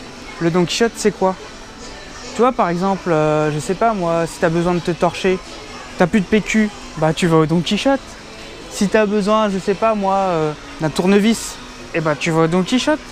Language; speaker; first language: French; native; French